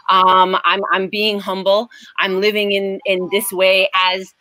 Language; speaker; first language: English; native; English